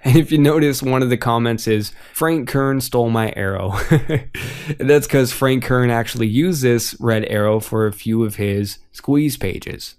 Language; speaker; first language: English; native; English